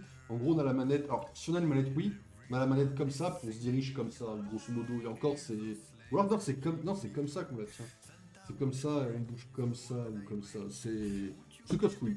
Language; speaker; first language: French; native; French